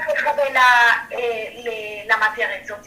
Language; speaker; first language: French; non-native, learner; Spanish